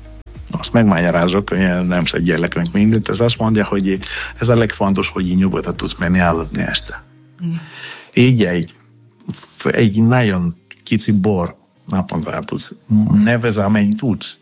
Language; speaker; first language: Hungarian; non-native, fluent; Greek